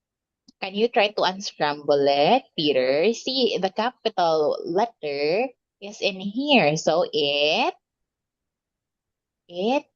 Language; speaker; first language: English; non-native, local second language; Filipino